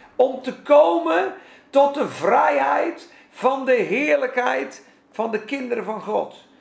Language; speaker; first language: Dutch; non-native, fluent; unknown